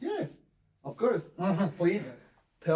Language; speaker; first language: English; non-native, fluent; Spanish